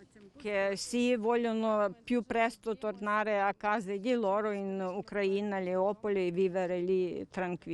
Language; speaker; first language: Italian; non-native, learner; Ukrainian